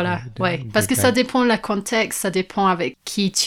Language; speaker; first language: French; non-native, fluent; English